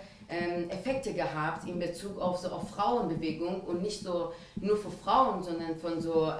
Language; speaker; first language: German; non-native, fluent; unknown